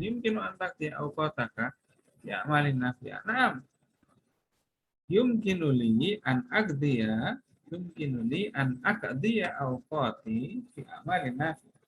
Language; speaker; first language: Arabic; non-native, fluent; Indonesian